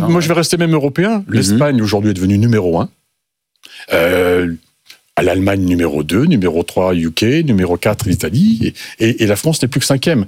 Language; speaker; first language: French; native; French